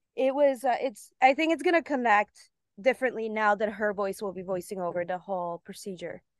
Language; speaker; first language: English; early bilingual, other home language; Bulgarian